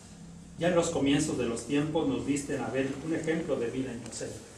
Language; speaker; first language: Spanish; native; Spanish